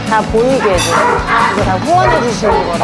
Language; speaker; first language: Korean; native; Korean